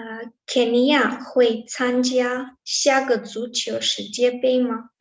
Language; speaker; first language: Chinese; non-native, learner; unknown